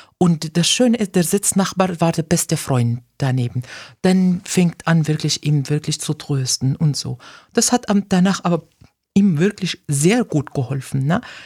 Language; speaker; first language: German; non-native, fluent; Arabic